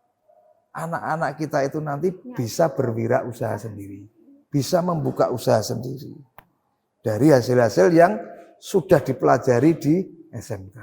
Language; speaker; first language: Indonesian; native; Indonesian